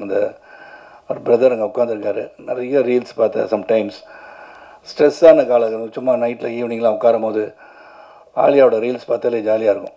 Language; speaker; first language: Tamil; native; Tamil